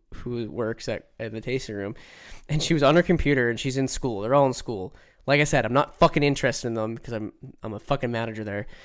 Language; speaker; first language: English; native; English